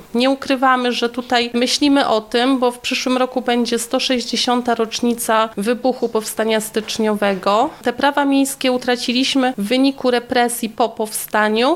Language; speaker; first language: Polish; native; Polish